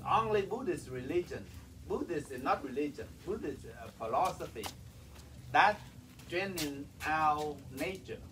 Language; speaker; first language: English; non-native, learner; Vietnamese